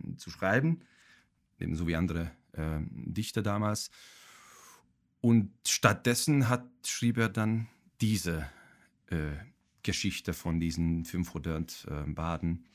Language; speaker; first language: German; non-native, fluent; Hungarian